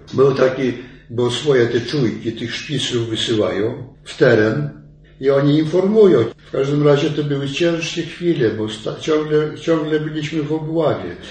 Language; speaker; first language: Polish; native; Polish